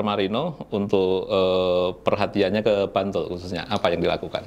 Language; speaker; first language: Indonesian; native; Indonesian